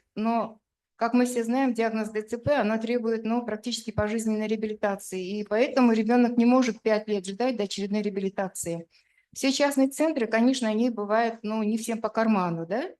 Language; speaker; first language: Russian; native; Russian